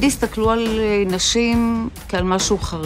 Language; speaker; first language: Hebrew; native; Hebrew